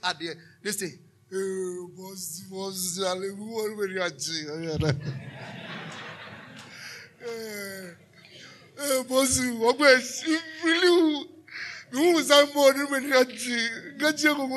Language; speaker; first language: English; non-native, local second language; Akan